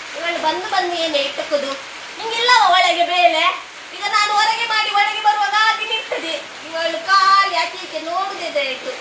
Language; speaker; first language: Kannada; non-native, local second language; Tulu